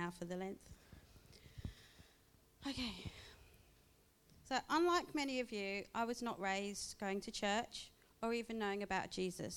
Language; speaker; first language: English; native; English